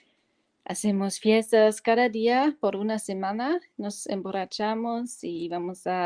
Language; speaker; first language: Spanish; non-native, fluent; German